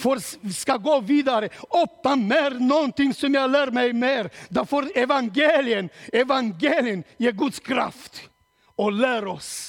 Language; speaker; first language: Swedish; non-native, learner; Romanian